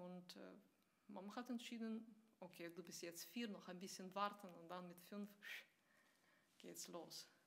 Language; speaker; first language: German; non-native, fluent; Russian